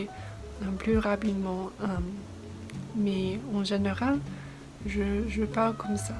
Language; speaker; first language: French; non-native, fluent; English